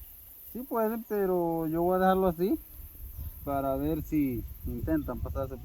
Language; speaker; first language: Spanish; native; Spanish